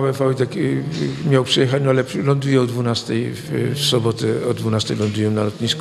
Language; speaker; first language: Polish; native; Polish